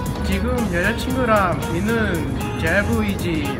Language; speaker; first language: Korean; non-native, learner; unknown